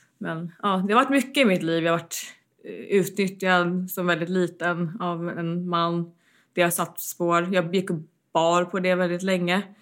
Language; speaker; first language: Swedish; early bilingual, heritage; Swedish